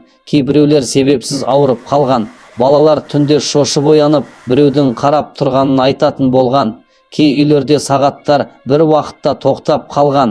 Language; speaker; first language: Kazakh; native; Kazakh